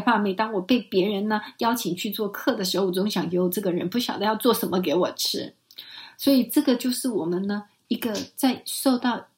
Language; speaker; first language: Chinese; non-native, fluent; Spanish